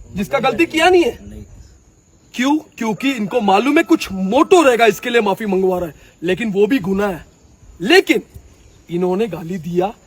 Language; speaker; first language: Hindi; non-native, local second language; Punjabi